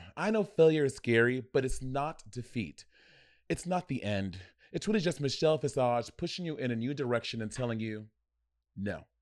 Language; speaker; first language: English; native; English